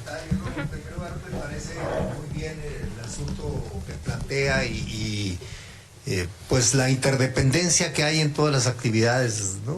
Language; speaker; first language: Spanish; native; Spanish